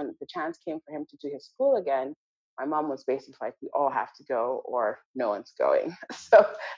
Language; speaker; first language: English; native; English